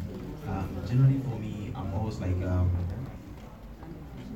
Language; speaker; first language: English; non-native, local second language; Ga